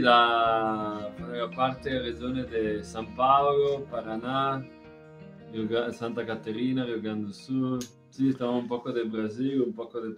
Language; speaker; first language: Spanish; non-native, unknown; Italian